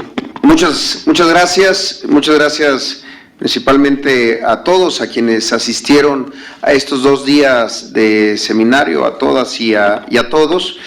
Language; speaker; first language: Spanish; native; Spanish